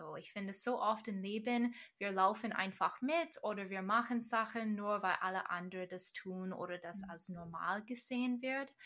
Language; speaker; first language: German; non-native, fluent; English